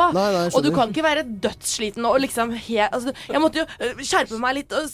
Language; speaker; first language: Norwegian; native; Norwegian